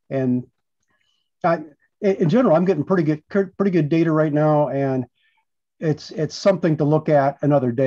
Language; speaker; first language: English; native; English